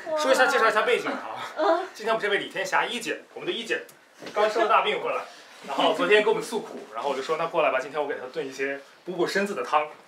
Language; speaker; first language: Chinese; native; Chinese